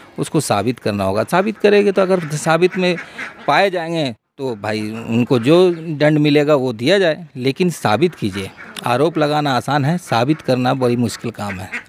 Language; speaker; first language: Hindi; native; Hindi